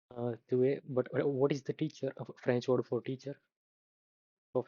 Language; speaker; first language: English; non-native, fluent; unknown